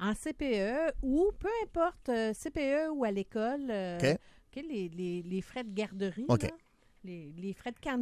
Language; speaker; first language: French; native; French